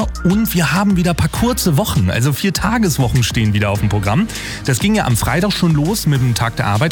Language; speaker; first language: German; native; German